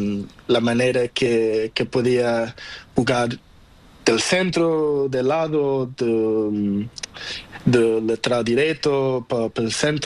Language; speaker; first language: Spanish; non-native, learner; Portuguese